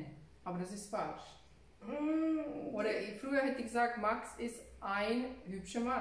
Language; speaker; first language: German; non-native, learner; Finnish